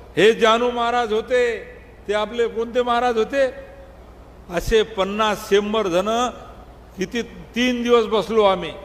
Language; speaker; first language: Marathi; non-native, local second language; Lambadi